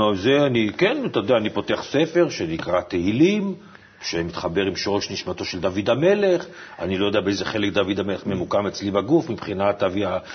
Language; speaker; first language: Hebrew; native; Hebrew